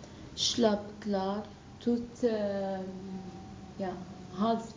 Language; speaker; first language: Dutch; non-native, learner; Arabic